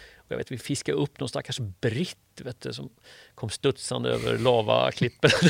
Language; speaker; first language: Swedish; native; Swedish